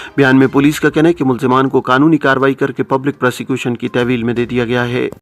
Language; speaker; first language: Urdu; native; Urdu